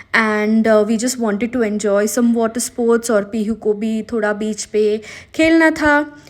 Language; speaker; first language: Hindi; non-native, local second language; Marathi